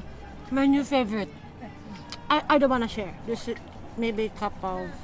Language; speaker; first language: English; non-native, fluent; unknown